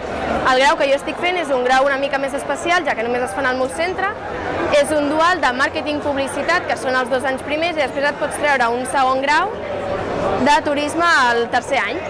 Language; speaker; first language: Catalan; native; Catalan